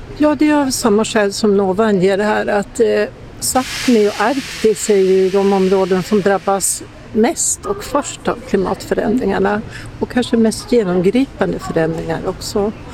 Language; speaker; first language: Swedish; native; Swedish